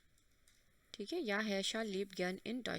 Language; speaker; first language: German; non-native, fluent; Hindi